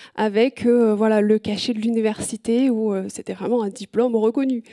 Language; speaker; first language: French; native; French